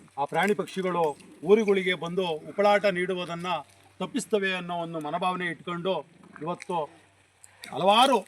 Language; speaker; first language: Kannada; native; Kannada